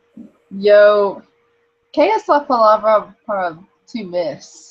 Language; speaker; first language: Spanish; non-native, learner; English